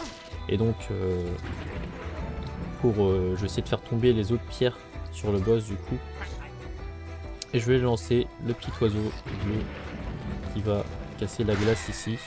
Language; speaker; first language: French; native; French